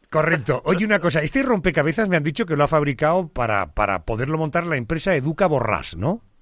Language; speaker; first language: Spanish; native; Spanish